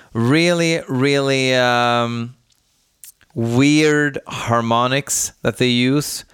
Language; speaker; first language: English; non-native, fluent; Swedish